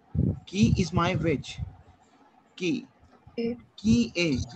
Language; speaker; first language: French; non-native, fluent; Hindi